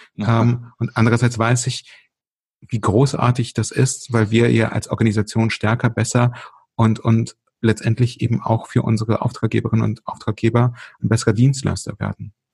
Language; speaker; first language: German; early bilingual, other home language; Russian